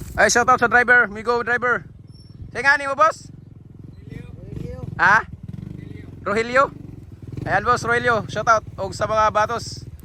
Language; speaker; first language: Filipino; native; Filipino